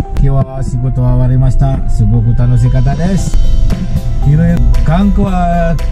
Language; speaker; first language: Japanese; non-native, fluent; Indonesian